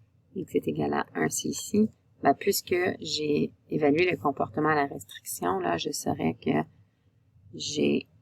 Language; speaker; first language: French; native; French